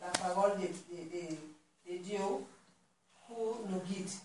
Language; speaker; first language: French; non-native, learner; Swahili